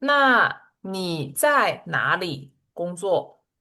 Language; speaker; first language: Chinese; non-native, fluent; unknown